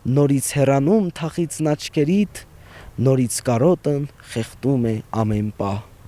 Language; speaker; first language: Armenian; native; Armenian